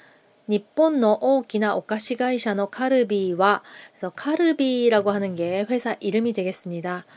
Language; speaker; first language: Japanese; non-native, fluent; Korean